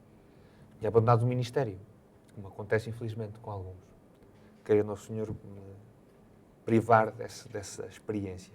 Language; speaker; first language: Portuguese; native; Portuguese